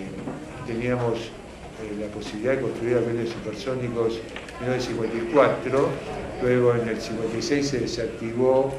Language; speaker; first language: Spanish; native; Spanish